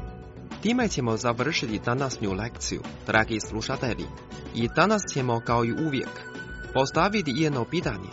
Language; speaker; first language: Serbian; non-native, fluent; Chinese